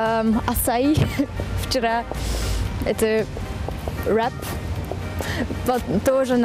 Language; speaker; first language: Russian; non-native, learner; Dutch